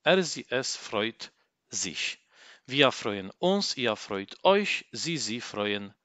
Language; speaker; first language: German; non-native, fluent; Polish